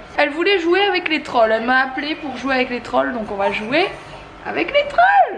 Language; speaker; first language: French; native; French